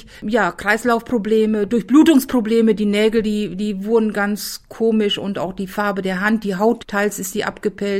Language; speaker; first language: German; native; German